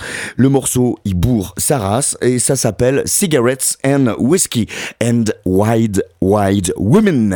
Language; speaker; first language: French; native; French